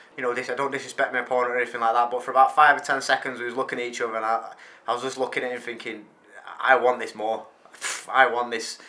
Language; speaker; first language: English; native; English